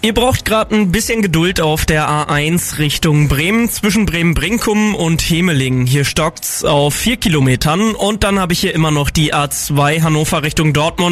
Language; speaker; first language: German; native; German